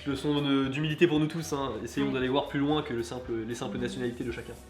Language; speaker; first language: French; native; French